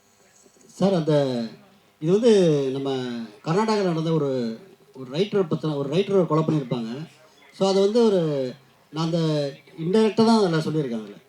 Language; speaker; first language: Tamil; native; Tamil